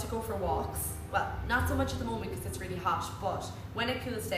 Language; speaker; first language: English; native; English